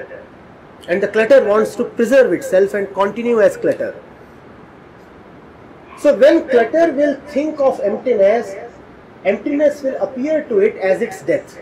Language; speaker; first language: English; non-native, local second language; Hindi